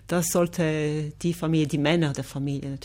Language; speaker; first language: German; non-native, local second language; French